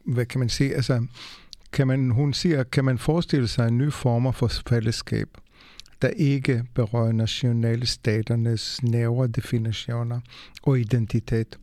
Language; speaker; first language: Danish; non-native, fluent; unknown